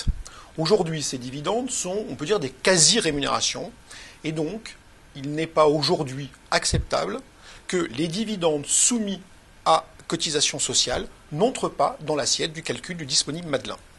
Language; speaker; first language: French; native; French